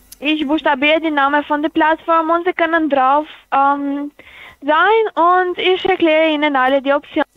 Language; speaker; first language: German; non-native, fluent; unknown